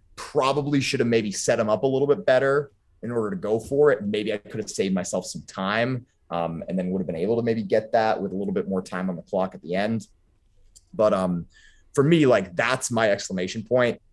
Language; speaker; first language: English; native; English